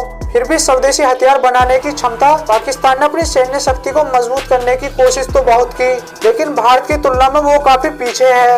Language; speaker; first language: Hindi; native; Hindi